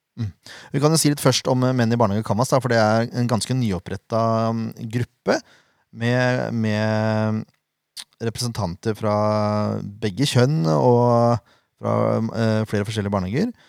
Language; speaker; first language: Norwegian; native; Norwegian